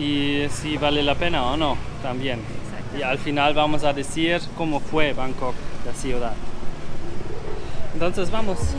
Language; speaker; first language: Spanish; non-native, learner; German